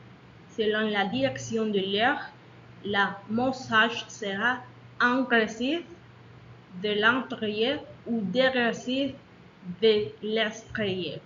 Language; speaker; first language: French; non-native, learner; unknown